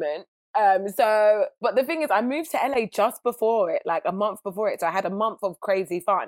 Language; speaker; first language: English; native; English